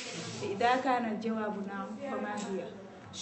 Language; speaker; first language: Arabic; non-native, learner; Wolof